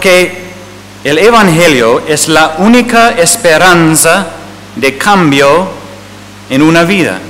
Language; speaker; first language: Spanish; non-native, fluent; English